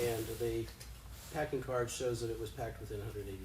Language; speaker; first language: English; native; English